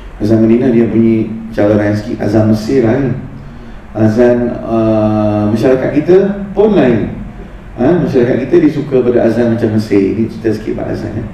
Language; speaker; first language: Malay; early bilingual, heritage; Malay